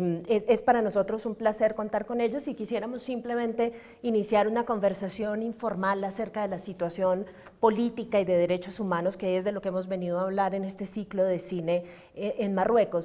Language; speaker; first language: Spanish; native; Spanish